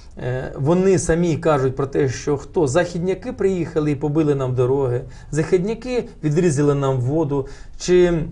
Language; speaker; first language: Ukrainian; non-native, local second language; Russian